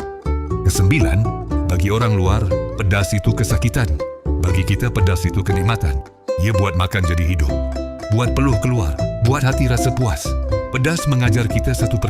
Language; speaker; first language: Malay; native; Malay